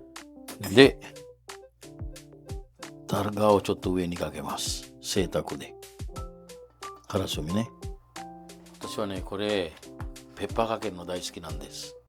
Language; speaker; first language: Japanese; non-native, fluent; Italian